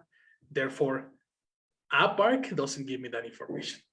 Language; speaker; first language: English; non-native, fluent; Spanish